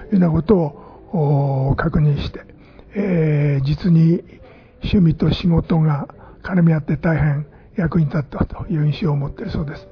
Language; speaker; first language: Japanese; native; Japanese